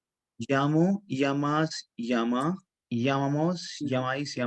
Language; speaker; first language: Spanish; non-native, fluent; Hindi